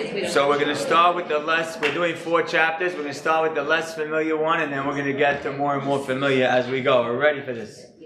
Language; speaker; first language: English; native; English